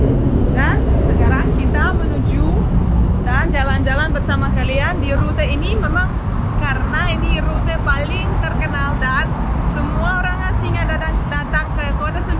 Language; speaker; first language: Indonesian; non-native, fluent; Russian